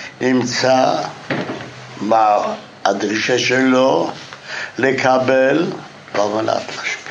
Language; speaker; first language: Hebrew; non-native, fluent; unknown